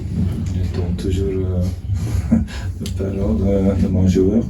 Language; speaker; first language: French; non-native, fluent; Dutch